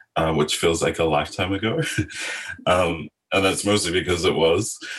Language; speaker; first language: English; native; English